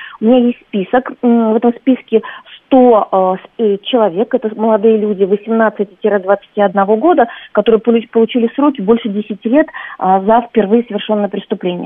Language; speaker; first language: Russian; native; Russian